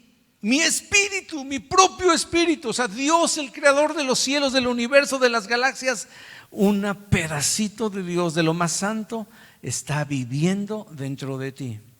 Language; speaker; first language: Spanish; native; Spanish